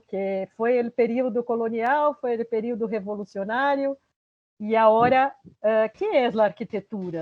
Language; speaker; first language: Spanish; non-native, fluent; Portuguese